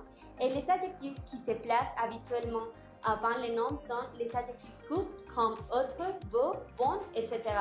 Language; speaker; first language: French; non-native, learner; Spanish